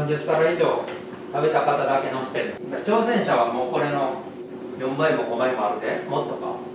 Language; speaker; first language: Japanese; native; Japanese